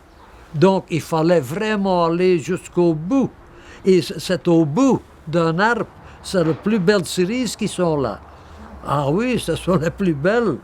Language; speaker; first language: French; non-native, local second language; Dutch